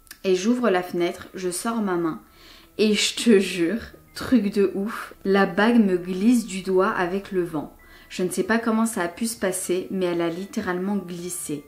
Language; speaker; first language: French; native; French